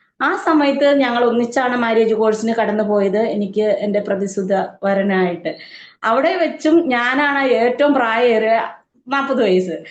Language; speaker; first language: Malayalam; native; Malayalam